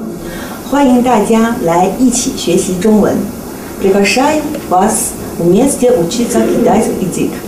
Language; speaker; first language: Ukrainian; non-native, learner; Chinese